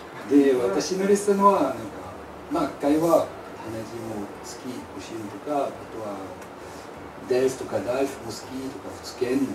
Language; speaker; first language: Japanese; non-native, learner; French